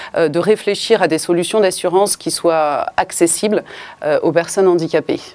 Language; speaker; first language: French; native; French